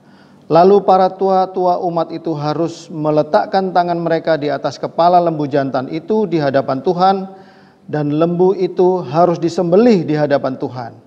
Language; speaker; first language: Indonesian; native; Indonesian